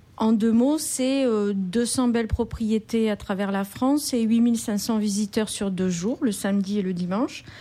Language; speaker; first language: French; native; French